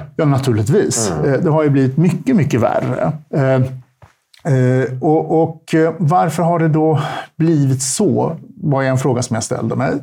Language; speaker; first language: Swedish; early bilingual, other home language; Turkish